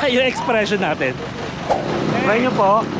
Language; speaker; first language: Filipino; native; Filipino